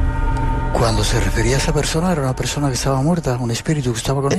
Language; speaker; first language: Spanish; native; Spanish